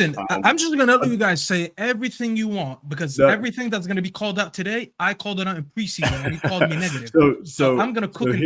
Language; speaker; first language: English; native; English